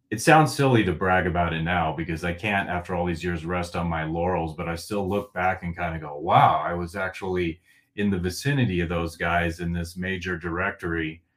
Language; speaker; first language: English; native; English